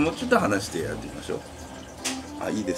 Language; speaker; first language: Japanese; native; Japanese